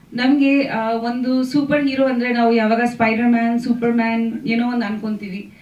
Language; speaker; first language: Kannada; non-native, fluent; Bangla